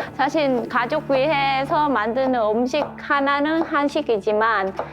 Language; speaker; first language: Korean; non-native, fluent; Vietnamese